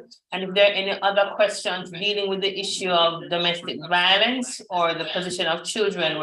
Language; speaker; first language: English; native; English